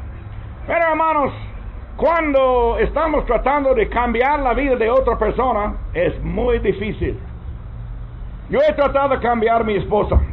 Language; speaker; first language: Spanish; non-native, fluent; English